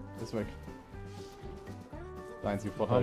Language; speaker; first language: German; native; German